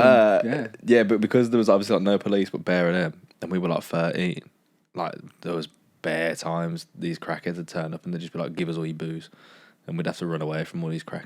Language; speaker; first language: English; native; English